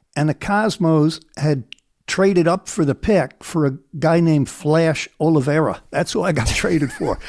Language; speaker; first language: English; native; English